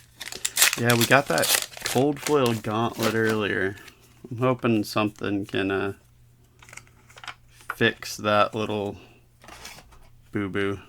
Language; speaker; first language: English; native; English